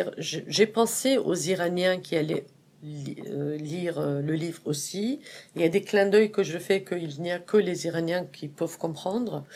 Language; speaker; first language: French; non-native, fluent; Persian